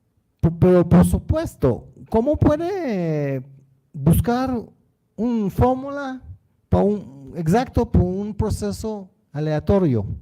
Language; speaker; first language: Spanish; non-native, learner; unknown